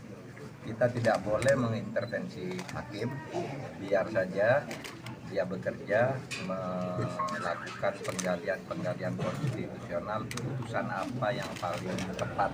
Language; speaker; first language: Indonesian; non-native, local second language; Madurese